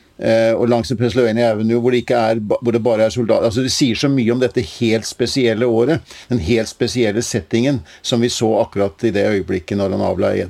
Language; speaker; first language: Norwegian; native; Norwegian